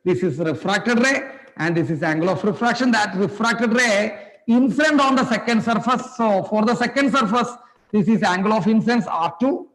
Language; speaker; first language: English; non-native, local second language; Malayalam